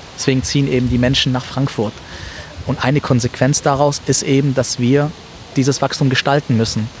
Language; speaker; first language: German; early bilingual, other home language; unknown